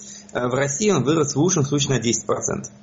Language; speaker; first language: Russian; native; Russian